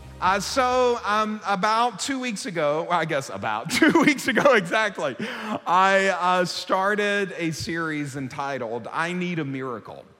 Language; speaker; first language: English; native; English